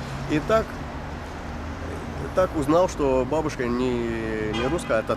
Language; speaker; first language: Russian; early bilingual, heritage; Dutch